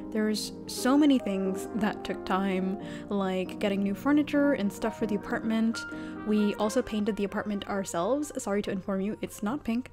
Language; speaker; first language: English; native; English